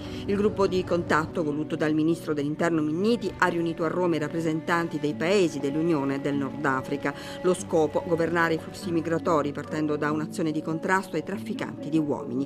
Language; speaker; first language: Italian; native; Italian